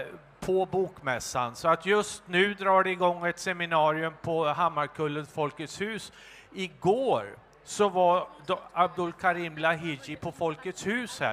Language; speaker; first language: Swedish; native; Swedish